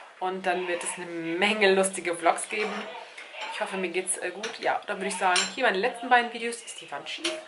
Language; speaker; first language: German; early bilingual, other home language; Turkish